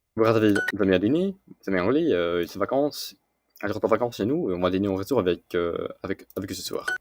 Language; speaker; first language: French; non-native, learner; English